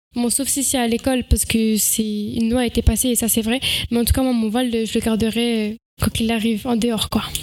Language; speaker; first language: French; native; French